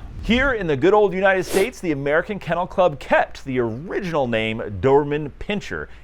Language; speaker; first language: English; native; English